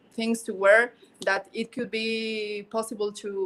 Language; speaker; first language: English; non-native, learner; Spanish